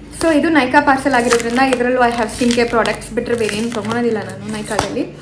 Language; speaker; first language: Kannada; native; Kannada